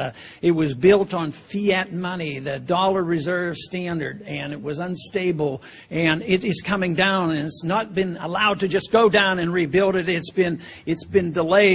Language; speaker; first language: English; native; English